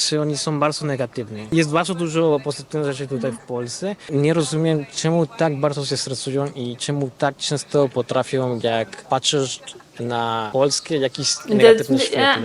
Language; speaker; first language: Polish; non-native, fluent; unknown